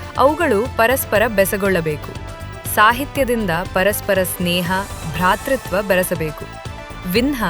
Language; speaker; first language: Kannada; native; Kannada